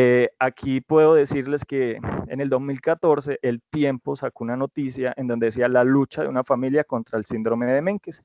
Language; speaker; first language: Spanish; native; Spanish